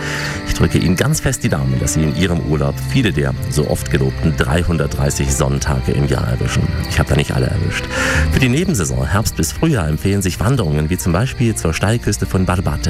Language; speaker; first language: German; native; German